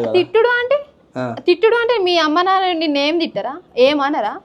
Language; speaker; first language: Telugu; native; Telugu